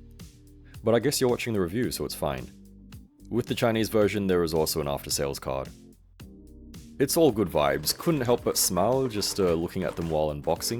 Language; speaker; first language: English; native; English